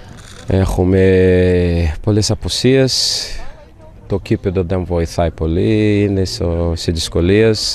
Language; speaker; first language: Greek; non-native, fluent; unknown